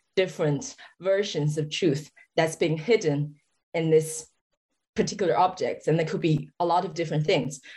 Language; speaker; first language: English; non-native, fluent; Chinese